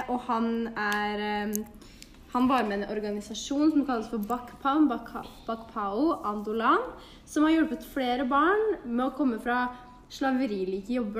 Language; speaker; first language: Norwegian; native; Norwegian